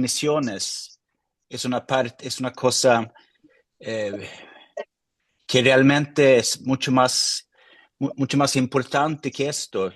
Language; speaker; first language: Spanish; non-native, fluent; Swedish